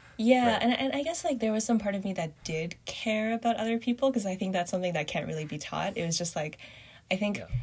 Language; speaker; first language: English; early bilingual, other home language; Chinese